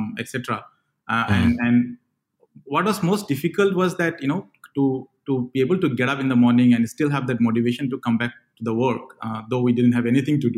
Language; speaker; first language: English; non-native, local second language; Bangla